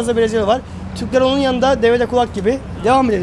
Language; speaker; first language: Turkish; native; Turkish